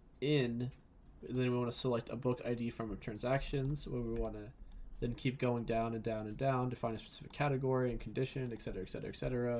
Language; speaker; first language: English; native; English